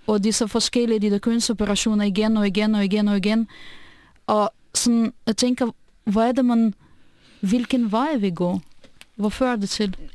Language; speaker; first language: Danish; non-native, fluent; Russian